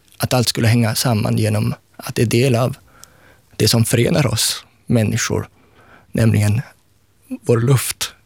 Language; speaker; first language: Swedish; native; Swedish